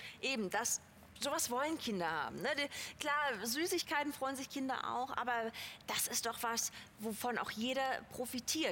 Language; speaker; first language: German; native; German